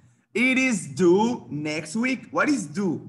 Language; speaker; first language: English; non-native, fluent; Spanish